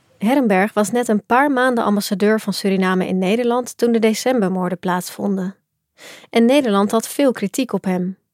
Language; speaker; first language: Dutch; native; Dutch